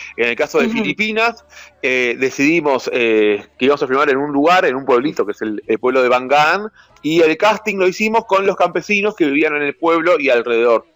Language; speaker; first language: Spanish; native; Spanish